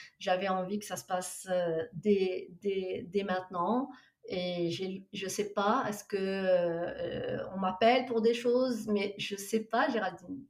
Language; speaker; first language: French; non-native, local second language; Arabic